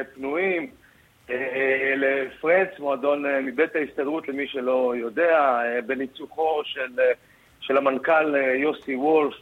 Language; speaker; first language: Hebrew; native; Hebrew